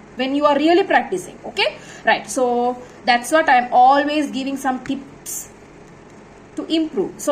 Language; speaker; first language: English; non-native, local second language; Tamil